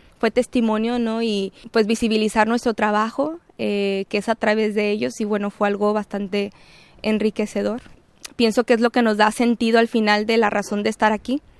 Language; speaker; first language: Spanish; native; Spanish